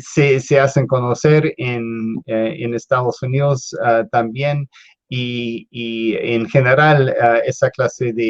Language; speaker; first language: Spanish; non-native, fluent; English